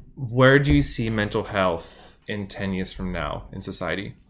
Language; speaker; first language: English; non-native, fluent; French